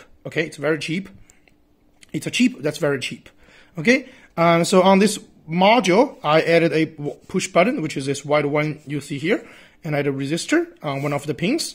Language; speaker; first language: English; non-native, fluent; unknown